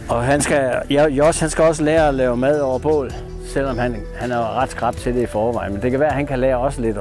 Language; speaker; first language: Danish; native; Danish